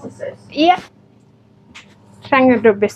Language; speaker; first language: Norwegian; non-native, learner; Thai